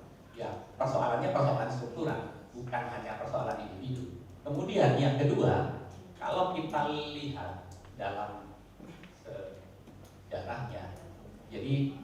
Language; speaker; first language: Indonesian; native; Indonesian